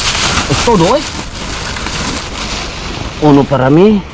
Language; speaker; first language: Spanish; non-native, learner; Filipino